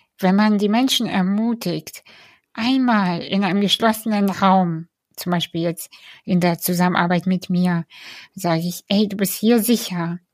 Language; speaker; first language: German; early bilingual, other home language; Russian